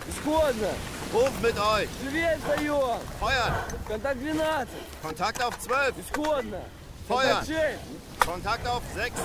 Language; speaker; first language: German; native; German